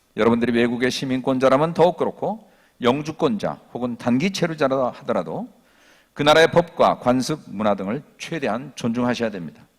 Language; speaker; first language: Korean; native; Korean